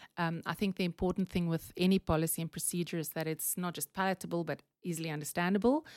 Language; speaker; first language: English; non-native, local second language; Afrikaans